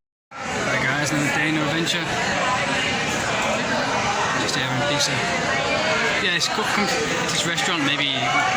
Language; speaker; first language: English; native; English